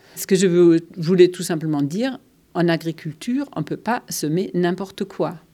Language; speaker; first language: French; non-native, fluent; German